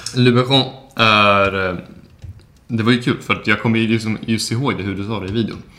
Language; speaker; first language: Swedish; native; Swedish